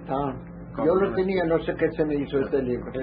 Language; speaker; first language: Spanish; early bilingual, heritage; Ladino